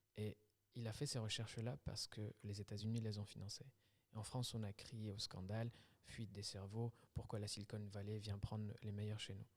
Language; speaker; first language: French; early bilingual, other home language; Kabyle